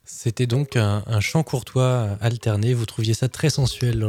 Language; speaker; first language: French; native; French